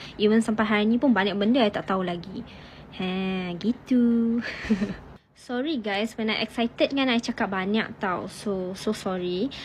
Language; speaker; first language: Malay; non-native, local second language; Chinese